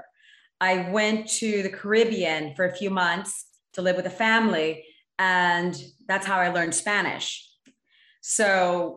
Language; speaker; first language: English; native; English